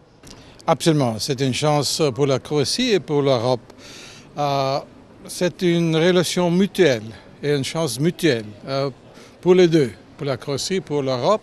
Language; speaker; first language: French; non-native, fluent; German